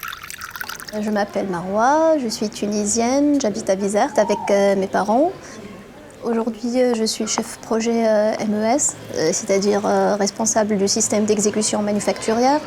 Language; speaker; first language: French; non-native, local second language; Arabic